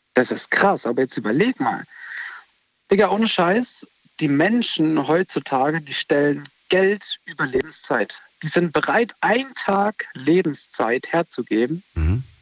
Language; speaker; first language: German; native; German